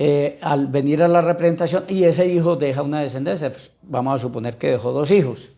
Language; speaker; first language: Spanish; native; Spanish